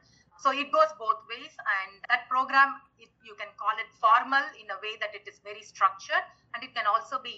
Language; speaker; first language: English; non-native, local second language; Tamil